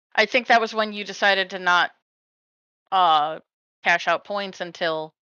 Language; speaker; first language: English; native; English